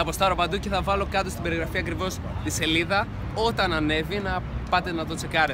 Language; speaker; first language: Greek; native; Greek